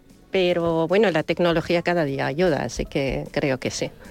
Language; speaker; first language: Spanish; non-native, fluent; German